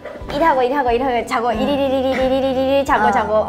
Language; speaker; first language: Korean; non-native, fluent; Japanese